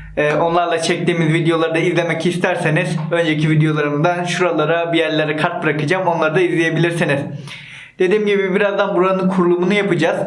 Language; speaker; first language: Turkish; native; Turkish